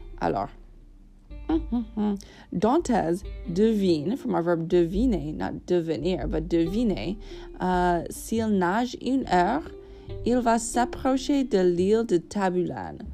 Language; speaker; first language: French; non-native, fluent; English